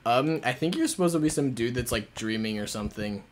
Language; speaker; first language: English; native; English